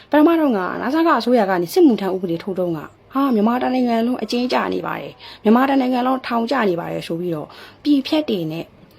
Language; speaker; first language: Burmese; native; Burmese